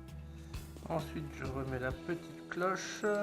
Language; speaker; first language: French; native; French